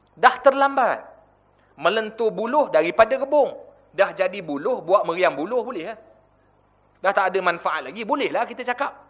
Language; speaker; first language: Malay; native; Malay